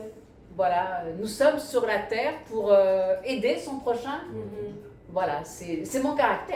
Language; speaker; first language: French; early bilingual, other home language; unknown